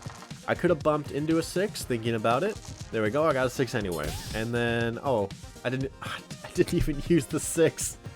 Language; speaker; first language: English; native; English